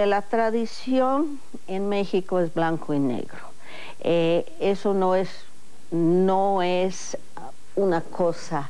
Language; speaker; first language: Spanish; non-native, fluent; English